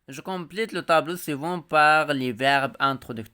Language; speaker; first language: French; non-native, local second language; Arabic